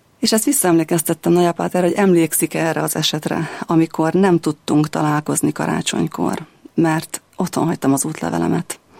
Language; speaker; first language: Hungarian; native; Hungarian